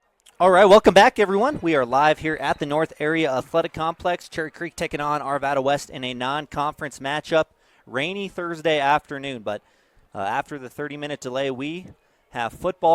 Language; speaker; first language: English; native; English